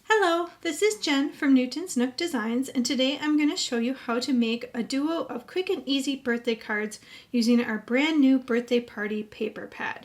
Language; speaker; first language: English; native; English